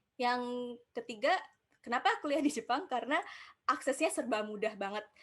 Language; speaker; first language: Indonesian; native; Indonesian